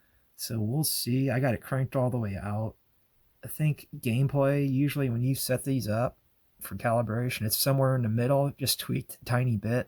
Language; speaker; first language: English; native; English